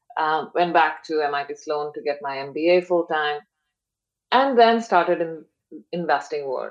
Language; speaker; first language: English; non-native, local second language; Hindi